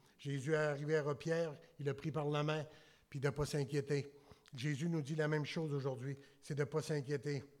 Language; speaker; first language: French; native; French